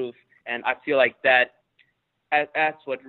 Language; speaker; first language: English; non-native, fluent; Ukrainian